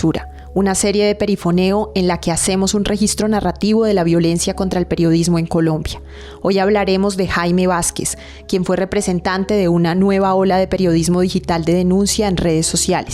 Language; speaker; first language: Spanish; native; Spanish